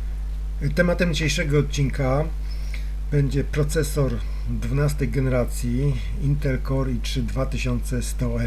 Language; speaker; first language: Polish; native; Polish